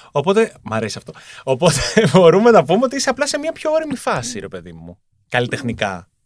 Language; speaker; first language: Greek; native; Greek